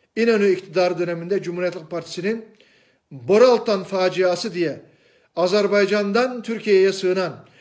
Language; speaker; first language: Turkish; non-native, fluent; Chinese